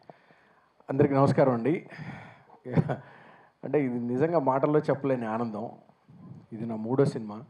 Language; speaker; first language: Telugu; native; Telugu